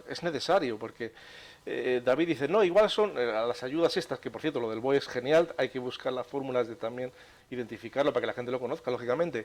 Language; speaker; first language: Spanish; native; Spanish